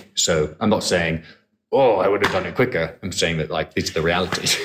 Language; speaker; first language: English; native; English